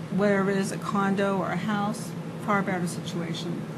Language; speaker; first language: English; native; English